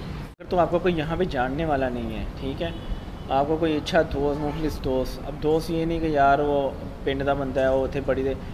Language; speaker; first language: Urdu; non-native, local second language; Punjabi